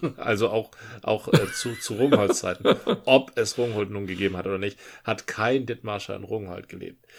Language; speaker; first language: German; native; German